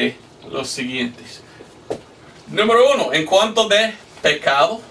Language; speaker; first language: Spanish; non-native, fluent; English